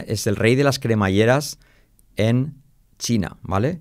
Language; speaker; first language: Spanish; native; Spanish